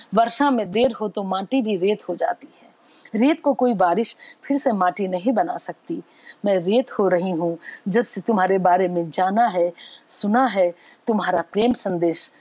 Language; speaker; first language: Hindi; native; Hindi